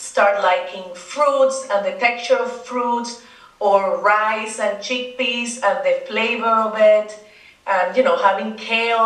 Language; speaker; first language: English; non-native, fluent; Spanish